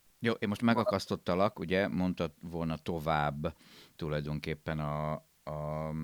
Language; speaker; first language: Hungarian; native; Hungarian